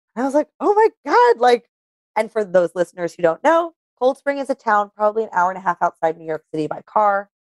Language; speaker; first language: English; native; English